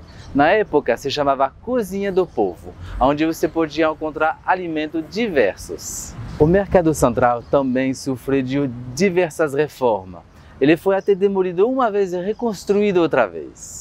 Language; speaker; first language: Portuguese; non-native, fluent; French